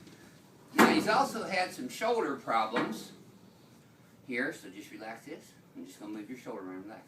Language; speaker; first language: English; native; English